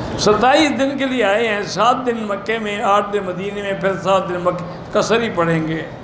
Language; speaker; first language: Urdu; non-native, local second language; Punjabi